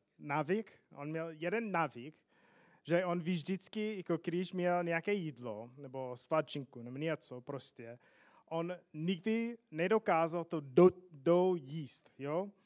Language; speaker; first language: Czech; non-native, fluent; English